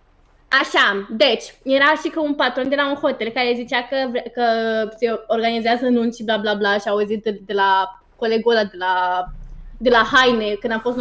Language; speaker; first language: Romanian; native; Romanian